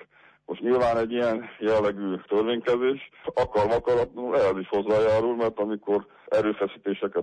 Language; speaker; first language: Hungarian; native; Hungarian